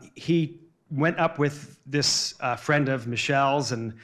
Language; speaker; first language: English; native; English